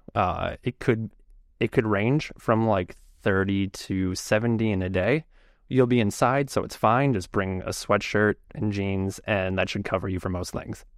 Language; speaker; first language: English; native; English